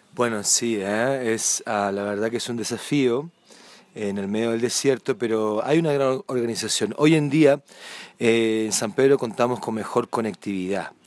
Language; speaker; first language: Spanish; native; Spanish